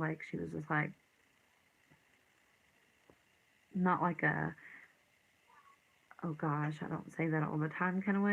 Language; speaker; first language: English; native; English